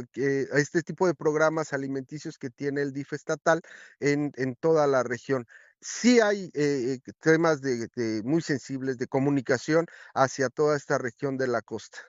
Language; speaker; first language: Spanish; native; Spanish